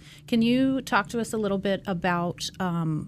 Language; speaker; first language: English; native; English